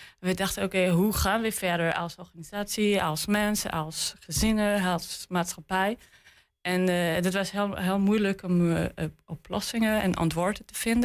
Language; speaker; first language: Dutch; non-native, learner; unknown